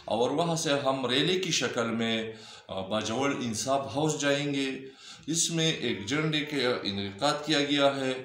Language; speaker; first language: Urdu; non-native, local second language; Pashto